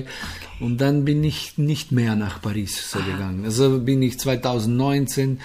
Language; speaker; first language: German; non-native, fluent; Slovenian